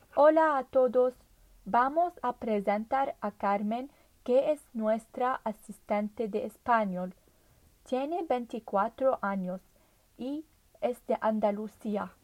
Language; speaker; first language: Spanish; non-native, learner; French